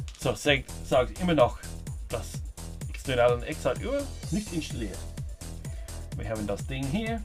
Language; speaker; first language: German; non-native, fluent; English